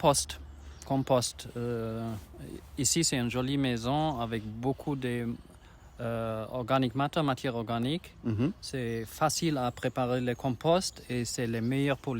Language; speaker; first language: French; non-native, learner; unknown